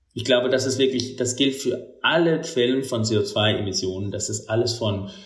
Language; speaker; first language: German; non-native, fluent; Danish